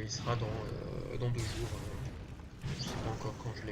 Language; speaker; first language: French; native; French